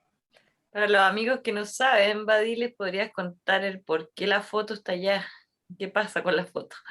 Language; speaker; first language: Spanish; native; Spanish